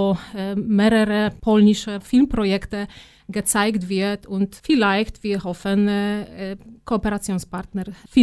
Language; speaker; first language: German; non-native, fluent; Polish